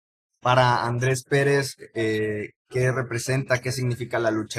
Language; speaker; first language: Spanish; native; Spanish